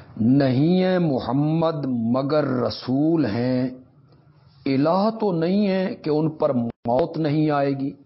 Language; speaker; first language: Urdu; non-native, local second language; Punjabi